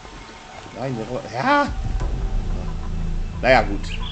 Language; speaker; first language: German; native; German